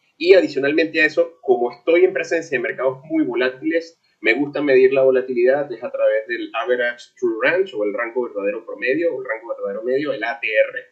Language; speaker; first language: Spanish; native; Spanish